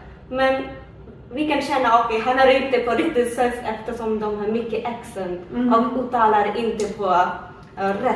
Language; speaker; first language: Swedish; non-native, learner; Hindi